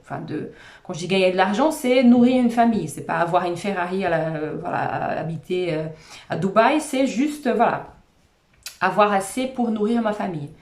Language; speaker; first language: French; non-native, fluent; Portuguese